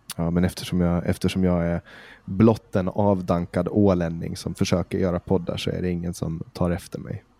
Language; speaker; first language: Swedish; native; Swedish